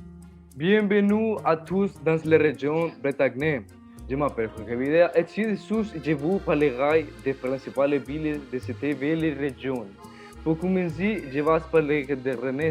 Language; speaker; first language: French; non-native, learner; Spanish